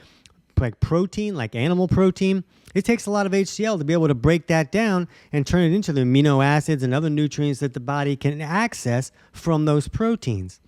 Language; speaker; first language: English; native; English